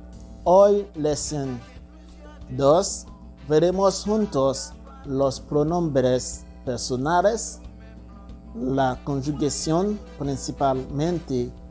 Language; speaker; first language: Spanish; non-native, fluent; Haitian Creole